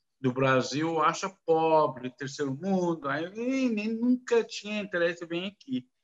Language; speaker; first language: Portuguese; non-native, learner; Arabic